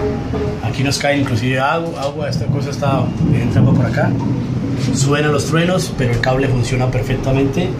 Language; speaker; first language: Spanish; native; Spanish